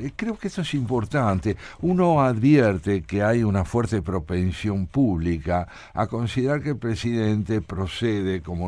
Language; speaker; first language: Spanish; native; Spanish